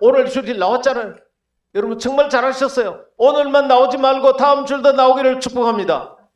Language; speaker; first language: Korean; native; Korean